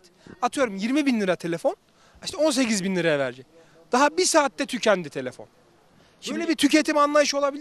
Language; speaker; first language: Turkish; native; Turkish